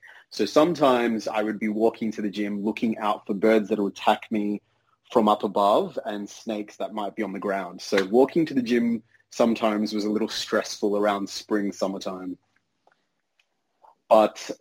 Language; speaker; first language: English; native; English